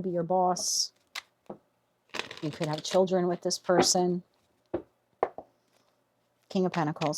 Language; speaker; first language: English; native; English